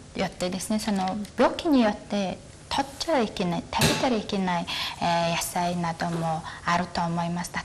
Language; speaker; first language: Japanese; non-native, fluent; Mongolian